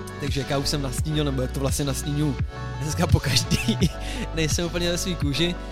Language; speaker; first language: Czech; native; Czech